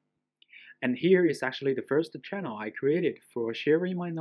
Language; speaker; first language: English; non-native, fluent; Chinese